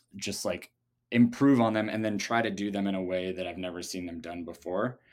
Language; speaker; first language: English; native; English